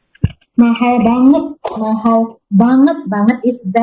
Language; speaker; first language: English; non-native, fluent; Indonesian